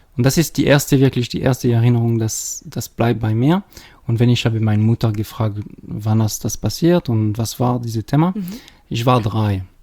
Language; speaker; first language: German; non-native, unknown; French